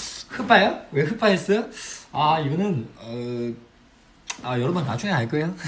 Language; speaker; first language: Korean; non-native, fluent; Chinese